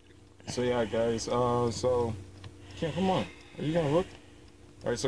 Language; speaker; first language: English; native; English